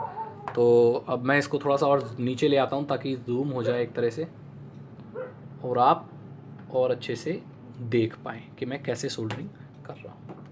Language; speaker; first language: Hindi; native; Hindi